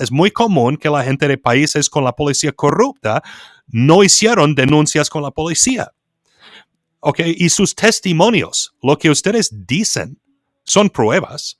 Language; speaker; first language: Spanish; non-native, fluent; English